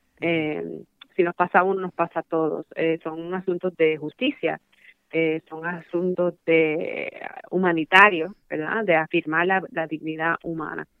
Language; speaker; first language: Spanish; early bilingual, heritage; Spanish